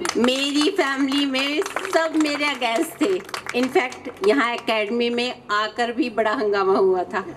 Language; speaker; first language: Hindi; native; Hindi